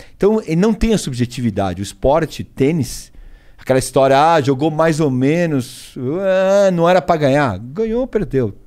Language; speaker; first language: Portuguese; early bilingual, other home language; Spanish